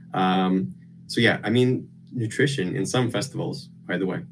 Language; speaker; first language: English; non-native, fluent; Lithuanian